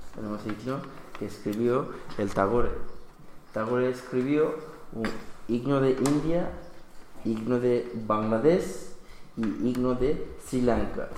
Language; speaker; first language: Spanish; non-native, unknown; Bangla